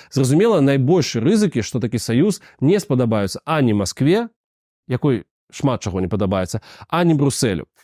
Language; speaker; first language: Belarusian; non-native, local second language; Russian